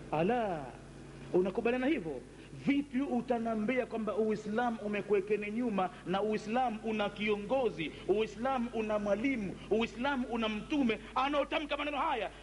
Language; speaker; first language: Swahili; native; Swahili